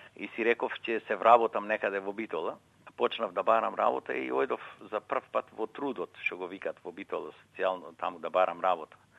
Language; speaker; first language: Macedonian; native; Macedonian